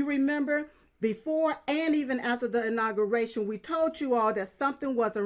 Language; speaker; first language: English; native; English